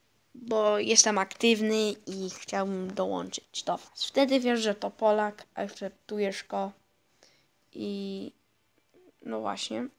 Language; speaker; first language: Polish; early bilingual, heritage; Polish